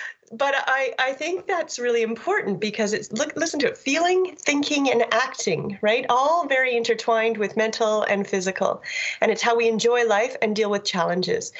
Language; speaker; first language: English; native; English